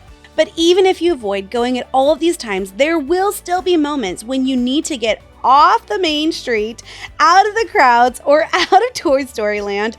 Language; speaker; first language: English; native; English